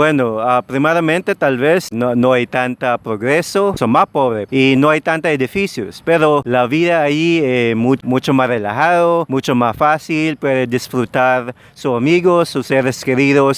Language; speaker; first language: Spanish; non-native, fluent; Filipino